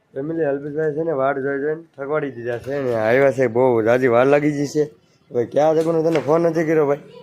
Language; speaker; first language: Gujarati; native; Gujarati